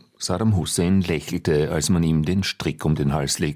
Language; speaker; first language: German; native; German